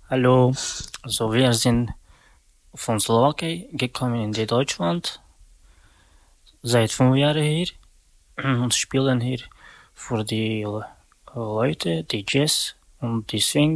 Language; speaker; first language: German; non-native, learner; Slovak